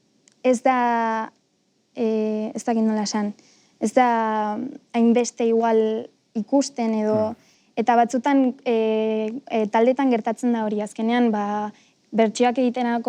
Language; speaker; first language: Basque; non-native, local second language; Spanish